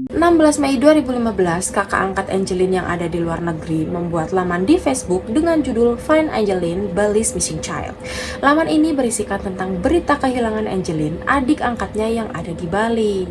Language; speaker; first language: Indonesian; native; Indonesian